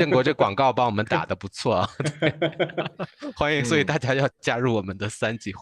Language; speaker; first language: Chinese; native; Chinese